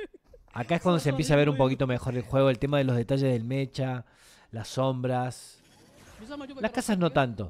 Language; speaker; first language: Spanish; native; Spanish